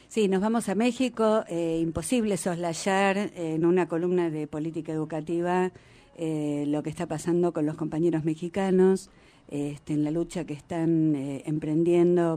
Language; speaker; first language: Spanish; native; Spanish